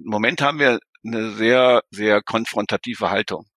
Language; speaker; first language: German; native; German